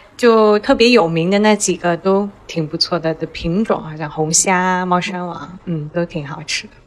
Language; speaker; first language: Chinese; native; Chinese